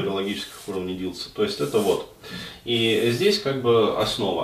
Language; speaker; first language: Russian; native; Russian